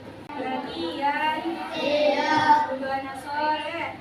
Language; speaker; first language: Indonesian; native; Indonesian